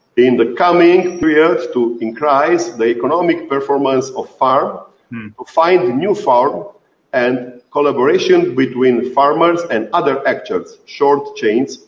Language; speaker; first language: English; non-native, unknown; Romanian